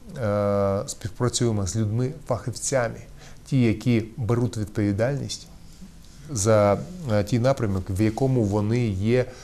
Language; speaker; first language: Ukrainian; non-native, local second language; Russian